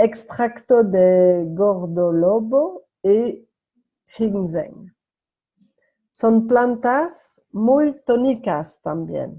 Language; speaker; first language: Spanish; non-native, learner; French